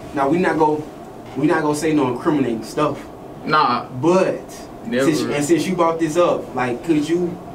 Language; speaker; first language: English; native; English